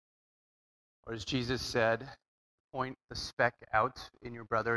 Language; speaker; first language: English; native; English